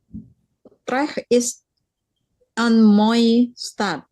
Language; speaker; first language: Dutch; non-native, learner; Indonesian